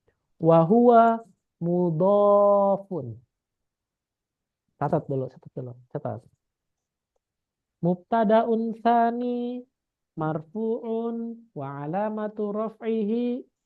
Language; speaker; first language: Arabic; non-native, fluent; Indonesian